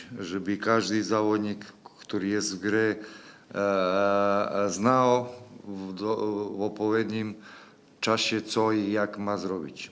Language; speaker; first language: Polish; non-native, learner; Serbian